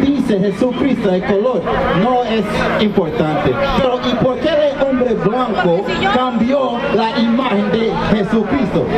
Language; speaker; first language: Spanish; non-native, learner; English